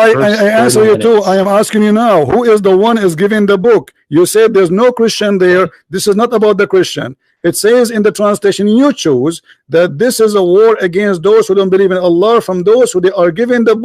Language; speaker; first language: English; non-native, local second language; Arabic